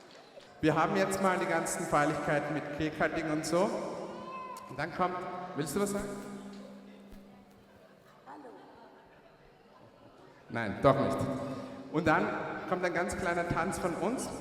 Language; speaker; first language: German; early bilingual, other home language; Malayalam